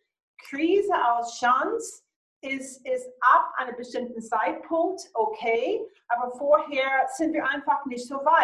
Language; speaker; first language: German; non-native, fluent; English